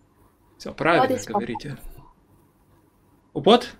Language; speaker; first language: Russian; native; Russian